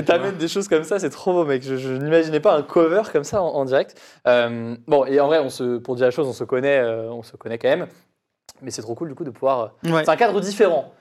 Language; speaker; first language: French; native; French